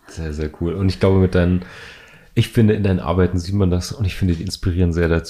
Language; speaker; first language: German; native; German